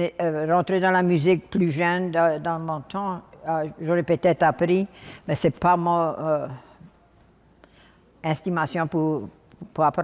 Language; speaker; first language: French; non-native, local second language; English